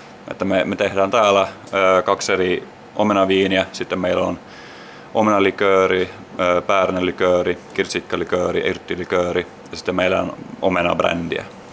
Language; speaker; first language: Finnish; non-native, local second language; Swedish